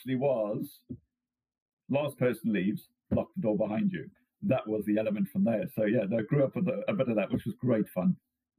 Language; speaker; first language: English; native; English